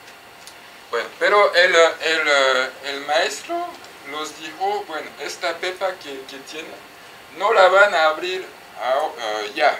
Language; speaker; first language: Spanish; non-native, fluent; French